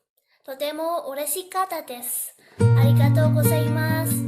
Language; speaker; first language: Japanese; non-native, learner; Indonesian